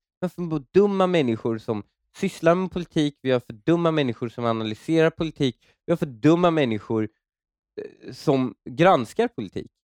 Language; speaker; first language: Swedish; early bilingual, other home language; Persian